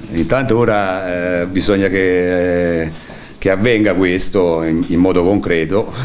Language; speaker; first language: Italian; native; Italian